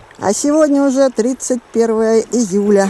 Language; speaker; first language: Russian; native; Russian